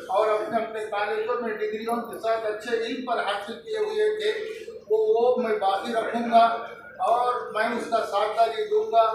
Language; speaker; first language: Hindi; non-native, local second language; Urdu